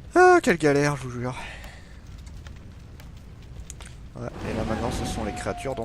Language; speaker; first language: French; native; French